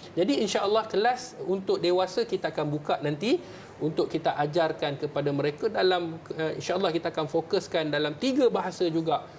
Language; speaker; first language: Malay; native; Malay